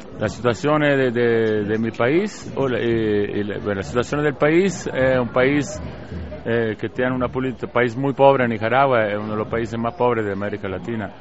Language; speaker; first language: Spanish; native; Spanish